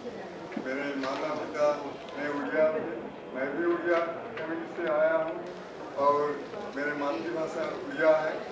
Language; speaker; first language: Hindi; non-native, local second language; Odia